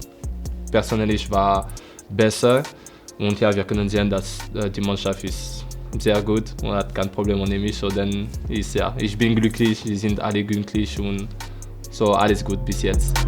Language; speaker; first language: German; non-native, learner; French